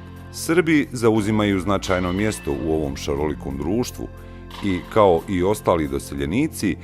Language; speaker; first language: Bosnian; native; Bosnian